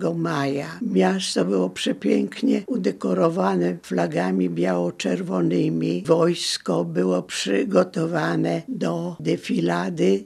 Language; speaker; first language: Polish; native; Polish